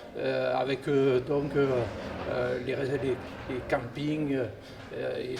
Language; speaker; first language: French; native; French